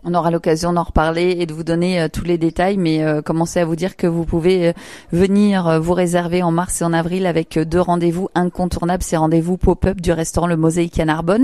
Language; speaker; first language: French; native; French